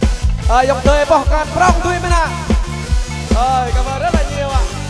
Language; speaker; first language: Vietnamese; non-native, local second language; Jarai